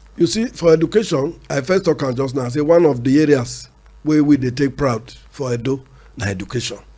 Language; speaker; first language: Nigerian Pidgin; non-native, local second language; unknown